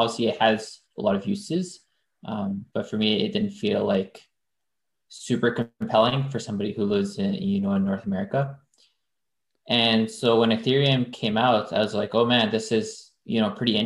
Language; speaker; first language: English; non-native, fluent; French